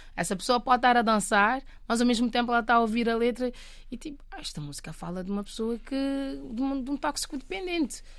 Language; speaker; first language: Portuguese; non-native, local second language; Kabuverdianu